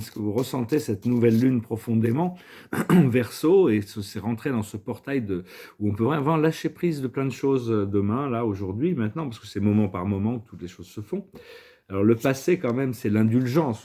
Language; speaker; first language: French; native; French